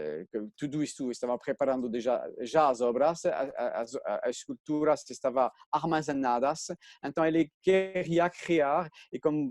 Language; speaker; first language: Portuguese; non-native, fluent; French